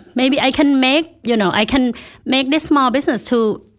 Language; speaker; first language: English; non-native, fluent; Thai